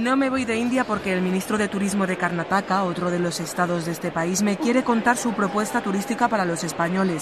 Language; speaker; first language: Spanish; native; Spanish